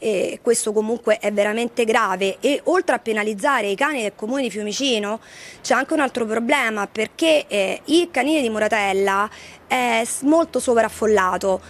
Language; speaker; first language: Italian; native; Italian